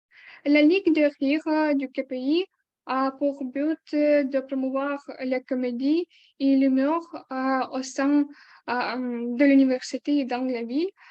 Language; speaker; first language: French; non-native, learner; Ukrainian